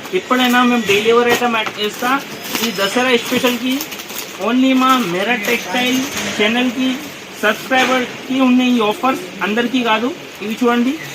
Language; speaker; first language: Telugu; non-native, local second language; Urdu